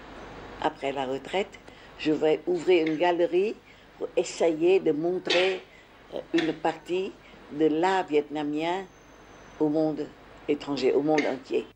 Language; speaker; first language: French; non-native, fluent; Vietnamese